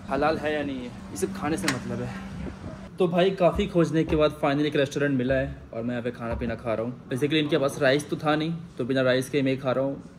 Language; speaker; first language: Hindi; native; Hindi